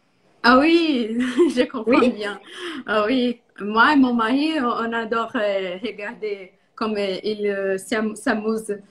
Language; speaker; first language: French; non-native, learner; Portuguese